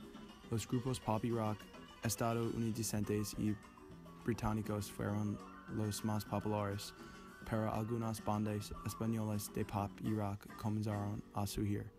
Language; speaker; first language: Spanish; non-native, learner; English